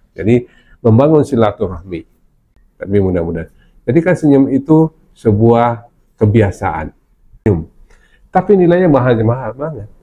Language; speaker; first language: Indonesian; non-native, local second language; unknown